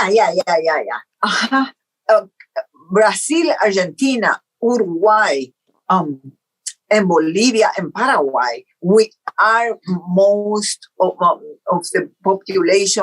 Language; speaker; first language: English; non-native, fluent; Portuguese